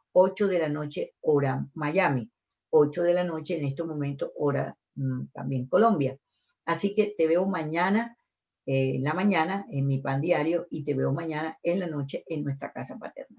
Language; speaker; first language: Spanish; native; Spanish